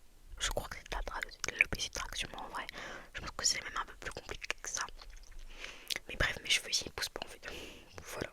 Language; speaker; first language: French; native; French